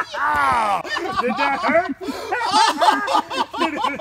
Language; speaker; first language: English; native; English